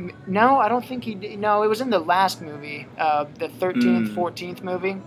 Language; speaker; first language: English; native; English